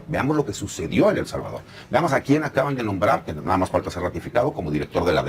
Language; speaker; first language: Spanish; native; Spanish